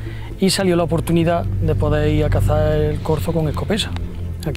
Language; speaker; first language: Spanish; native; Spanish